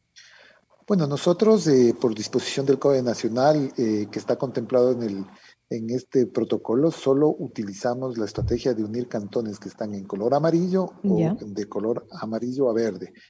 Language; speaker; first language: Spanish; native; Spanish